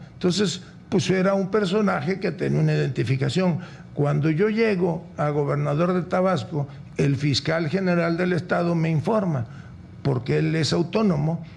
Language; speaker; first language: Spanish; native; Spanish